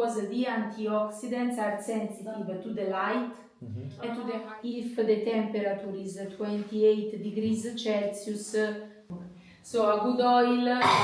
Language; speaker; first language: English; non-native, learner; Italian